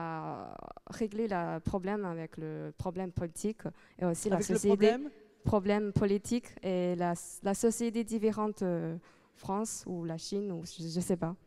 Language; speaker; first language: French; non-native, fluent; Chinese